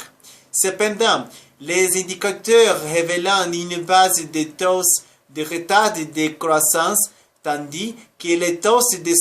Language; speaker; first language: French; non-native, learner; Spanish